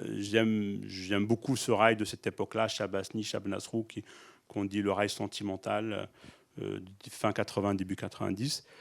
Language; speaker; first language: French; early bilingual, other home language; Arabic